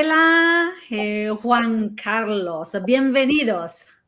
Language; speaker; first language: Spanish; non-native, learner; Italian